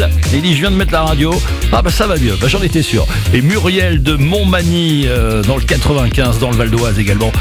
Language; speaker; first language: French; native; French